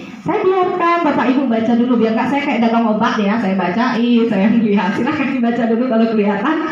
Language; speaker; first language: Indonesian; native; Indonesian